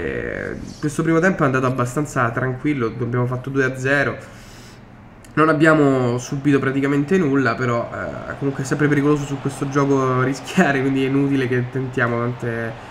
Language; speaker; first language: Italian; native; Italian